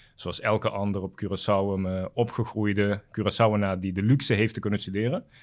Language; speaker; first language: Dutch; non-native, local second language; Papiamento